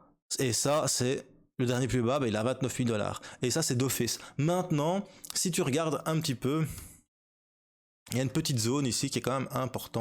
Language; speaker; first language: French; native; French